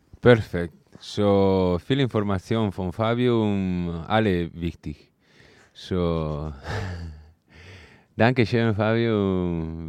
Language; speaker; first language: German; non-native, learner; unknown